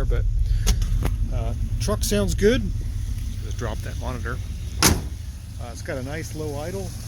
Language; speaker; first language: English; native; English